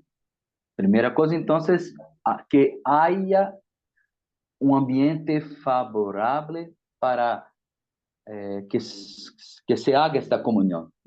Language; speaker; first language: Spanish; non-native, fluent; Portuguese